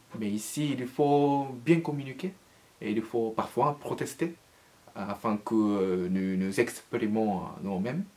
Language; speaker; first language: French; non-native, learner; Japanese